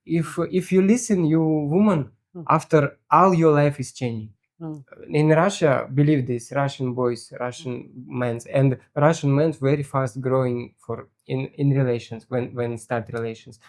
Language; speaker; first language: English; non-native, learner; Russian